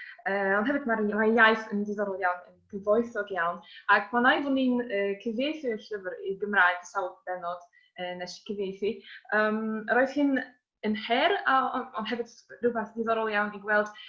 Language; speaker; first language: Welsh; non-native, fluent; Polish